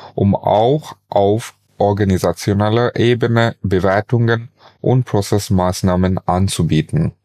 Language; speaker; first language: German; non-native, fluent; Bangla